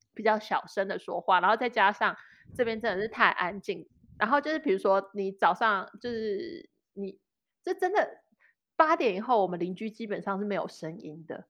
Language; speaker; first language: Chinese; native; Chinese